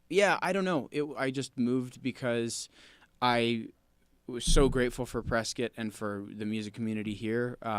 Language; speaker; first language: English; native; English